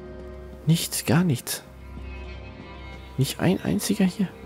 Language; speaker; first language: German; native; German